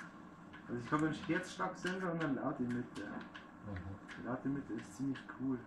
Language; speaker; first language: German; native; German